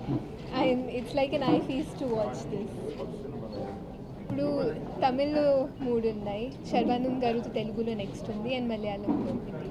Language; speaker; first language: Telugu; non-native, fluent; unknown